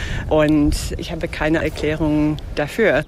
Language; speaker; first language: German; non-native, fluent; English